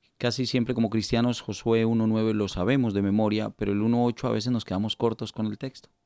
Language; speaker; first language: Spanish; native; Spanish